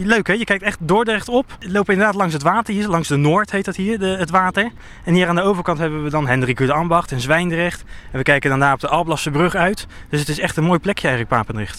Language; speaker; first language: Dutch; native; Dutch